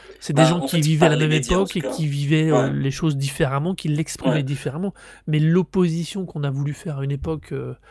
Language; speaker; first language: French; native; French